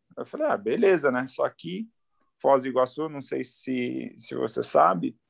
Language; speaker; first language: Portuguese; native; Portuguese